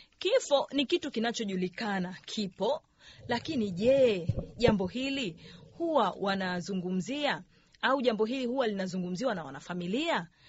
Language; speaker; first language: Swahili; native; Swahili